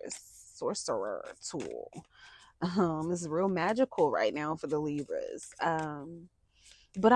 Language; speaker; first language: English; native; English